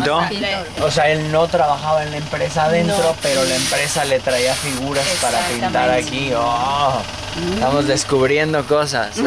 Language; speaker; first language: Spanish; native; Spanish